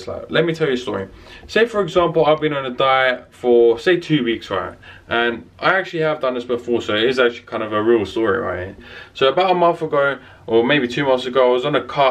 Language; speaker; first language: English; native; English